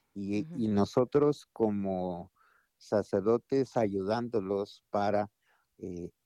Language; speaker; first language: Spanish; native; Spanish